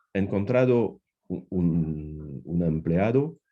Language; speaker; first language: Spanish; non-native, fluent; French